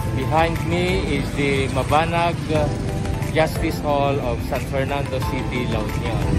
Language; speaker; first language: English; non-native, local second language; Iloko